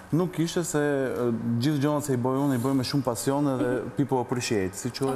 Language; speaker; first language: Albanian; early bilingual, heritage; Albanian